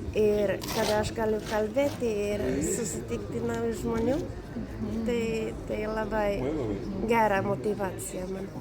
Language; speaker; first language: Lithuanian; non-native, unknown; Finnish